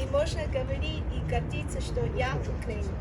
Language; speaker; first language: Russian; non-native, learner; English